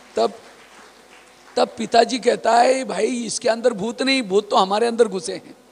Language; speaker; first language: Hindi; non-native, local second language; Marathi